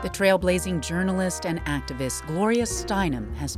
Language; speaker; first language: English; native; English